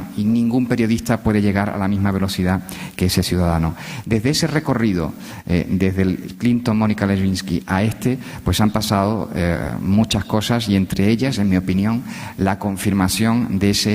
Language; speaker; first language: Spanish; native; Spanish